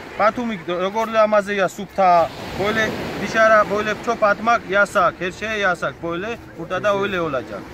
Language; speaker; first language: Turkish; non-native, learner; Georgian